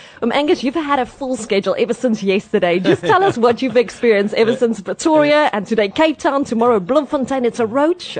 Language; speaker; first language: English; non-native, local second language; Afrikaans